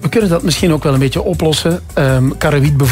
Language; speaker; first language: Dutch; native; Dutch